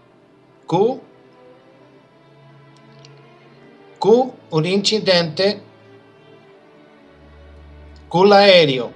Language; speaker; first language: Italian; early bilingual, heritage; English